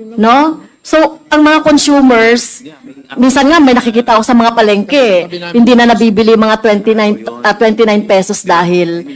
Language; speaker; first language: Filipino; native; Filipino